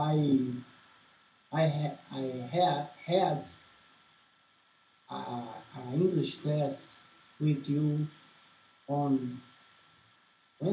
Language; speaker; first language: English; non-native, learner; Portuguese